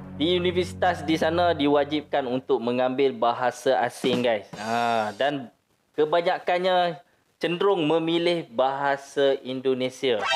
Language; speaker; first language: Malay; native; Malay